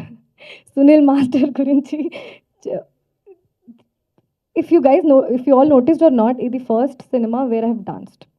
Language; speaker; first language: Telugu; non-native, fluent; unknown